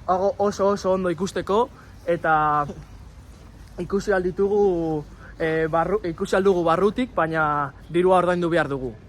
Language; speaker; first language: Basque; non-native, local second language; Spanish